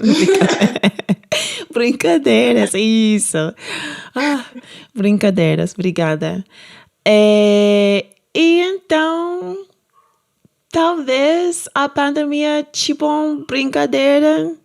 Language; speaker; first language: Portuguese; non-native, learner; English